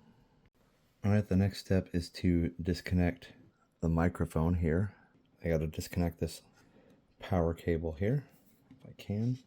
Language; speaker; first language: English; native; English